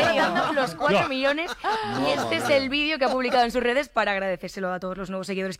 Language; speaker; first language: Spanish; native; Spanish